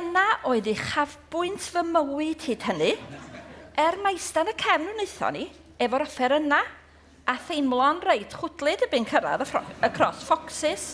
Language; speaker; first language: Welsh; native; Welsh